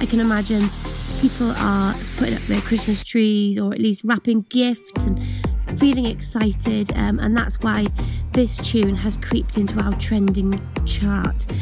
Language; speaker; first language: English; native; English